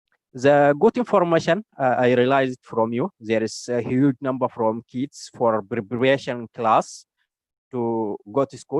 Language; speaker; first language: English; non-native, learner; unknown